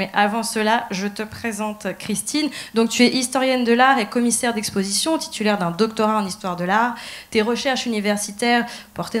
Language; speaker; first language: French; native; French